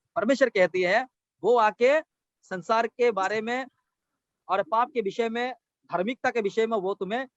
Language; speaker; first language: Hindi; non-native, local second language; Assamese